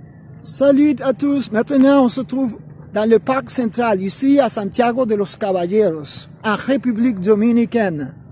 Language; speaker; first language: French; non-native, fluent; Spanish